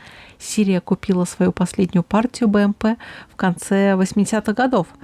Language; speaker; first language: Russian; native; Russian